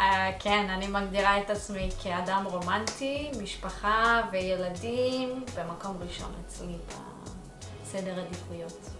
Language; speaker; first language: Hebrew; early bilingual, other home language; Russian